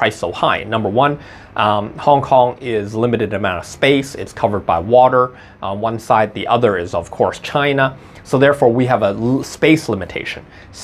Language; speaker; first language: English; non-native, local second language; Cantonese